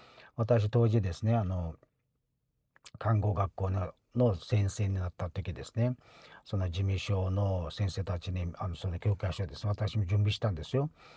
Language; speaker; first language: Japanese; non-native, fluent; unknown